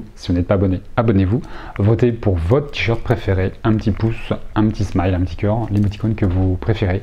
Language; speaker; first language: French; native; French